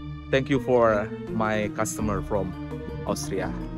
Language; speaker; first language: English; non-native, learner; Balinese